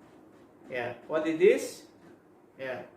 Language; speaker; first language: English; non-native, learner; Indonesian